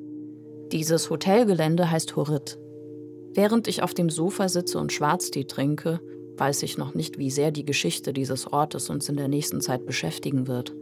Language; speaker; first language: German; native; German